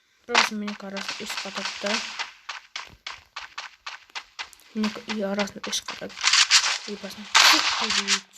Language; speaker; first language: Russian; non-native, local second language; Kazakh